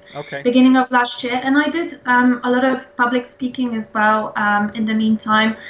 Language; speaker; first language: English; non-native, fluent; Polish